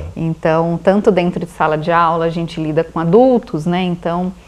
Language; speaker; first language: Portuguese; native; Portuguese